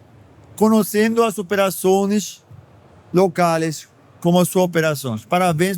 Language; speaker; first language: Portuguese; non-native, fluent; Spanish